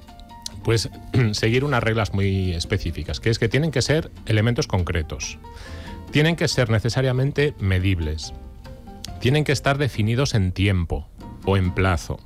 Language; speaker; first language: Spanish; native; Spanish